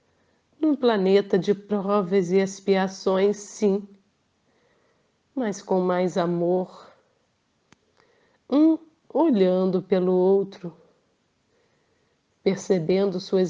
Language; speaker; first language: Portuguese; native; Portuguese